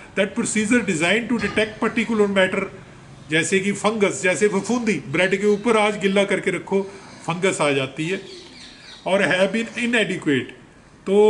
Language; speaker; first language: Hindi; non-native, local second language; Punjabi